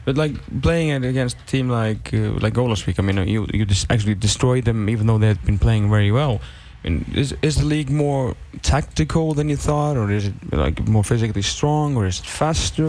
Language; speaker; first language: English; non-native, fluent; Icelandic